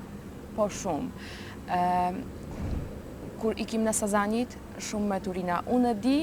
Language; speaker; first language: Albanian; non-native, learner; Polish